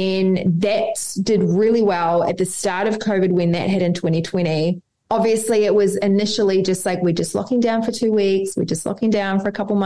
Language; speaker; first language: English; native; English